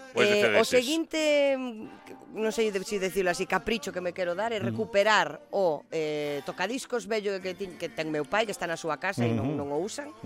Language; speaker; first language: Galician; non-native, local second language; Spanish